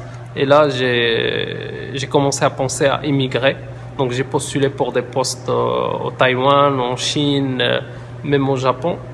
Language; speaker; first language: French; non-native, local second language; Arabic